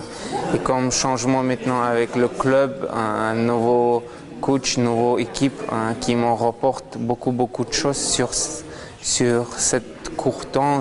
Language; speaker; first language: French; non-native, learner; Russian